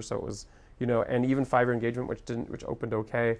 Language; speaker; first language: English; native; English